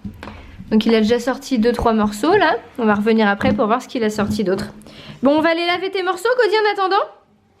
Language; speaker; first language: French; native; French